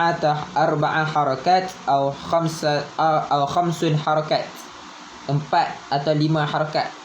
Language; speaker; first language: Arabic; non-native, learner; Malay